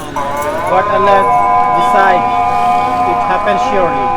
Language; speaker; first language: English; non-native, learner; Bangla